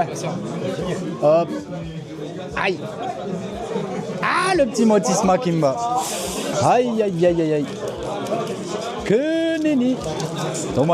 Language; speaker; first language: French; native; French